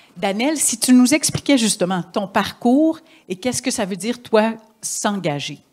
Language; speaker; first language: French; native; French